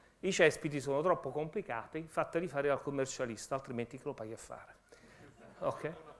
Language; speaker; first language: Italian; native; Italian